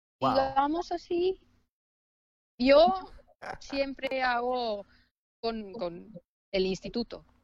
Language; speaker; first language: Spanish; non-native, fluent; Finnish